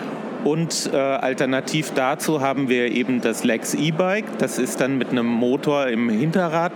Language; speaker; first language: German; native; German